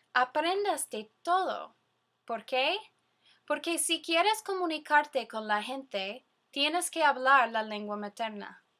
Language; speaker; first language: Spanish; non-native, fluent; English